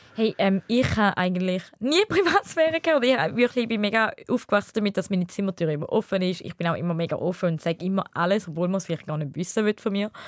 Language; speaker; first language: German; early bilingual, other home language; Tamil